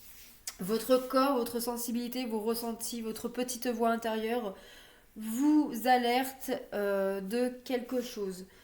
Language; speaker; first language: French; native; French